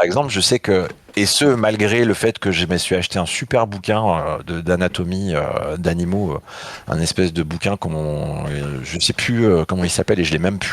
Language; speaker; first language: French; native; French